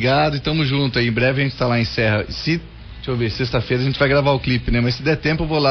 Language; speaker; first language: Portuguese; native; Portuguese